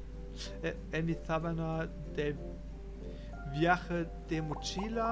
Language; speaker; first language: Spanish; non-native, learner; German